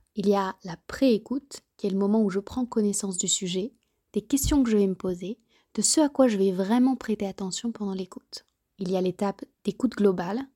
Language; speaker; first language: French; native; French